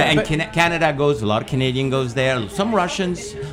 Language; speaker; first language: English; non-native, fluent; Spanish